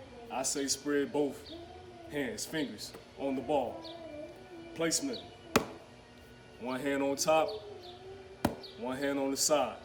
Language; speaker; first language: English; native; English